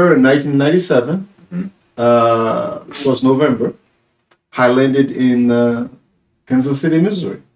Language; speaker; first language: English; non-native, fluent; Haitian Creole